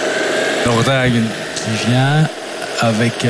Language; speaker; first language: French; native; French